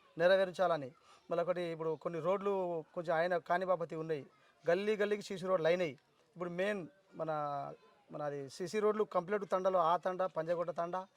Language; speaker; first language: Telugu; non-native, local second language; Lambadi